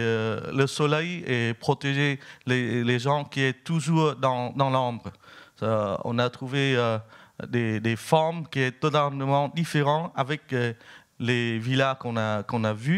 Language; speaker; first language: French; non-native, fluent; Vietnamese